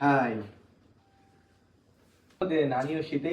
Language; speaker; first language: Japanese; non-native, learner; Bangla